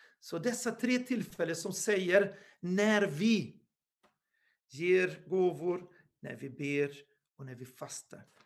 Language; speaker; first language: Swedish; non-native, fluent; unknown